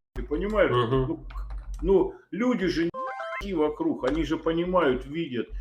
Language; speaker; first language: Russian; native; Russian